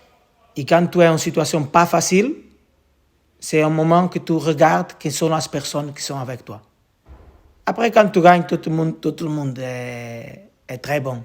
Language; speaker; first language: French; non-native, learner; Portuguese